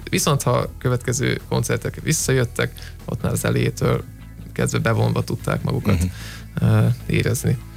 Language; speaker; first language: Hungarian; native; Hungarian